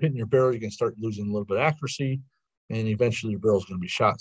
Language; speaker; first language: English; native; English